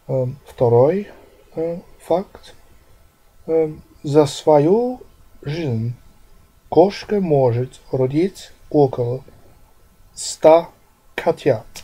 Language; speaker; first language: Russian; non-native, learner; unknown